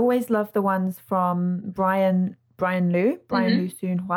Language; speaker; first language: English; native; English